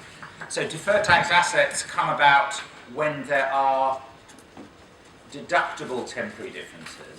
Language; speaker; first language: English; native; English